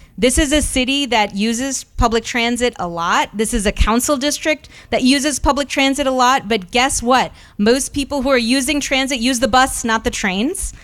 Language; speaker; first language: English; early bilingual, other home language; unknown